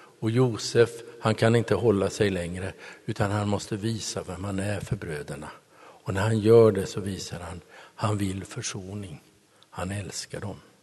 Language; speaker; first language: Swedish; native; Swedish